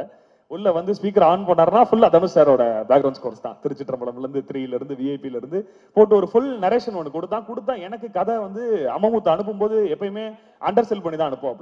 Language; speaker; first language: Tamil; native; Tamil